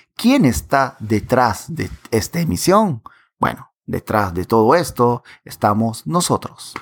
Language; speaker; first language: Spanish; native; Spanish